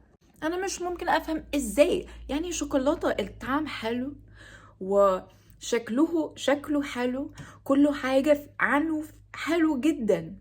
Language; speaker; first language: Arabic; non-native, learner; English